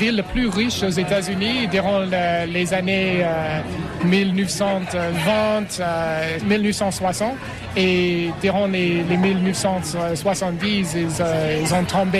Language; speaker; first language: French; non-native, learner; English